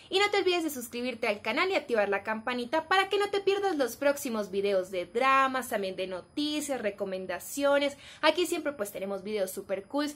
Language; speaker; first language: Spanish; native; Spanish